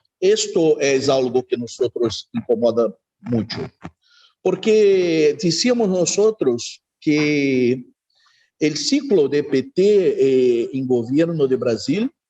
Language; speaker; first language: Spanish; non-native, learner; Portuguese